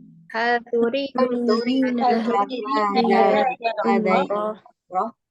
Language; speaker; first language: Arabic; non-native, learner; Indonesian